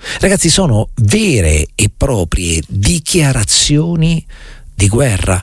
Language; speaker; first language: Italian; native; Italian